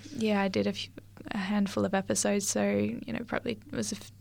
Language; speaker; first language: English; native; English